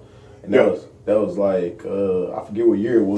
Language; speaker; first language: English; native; English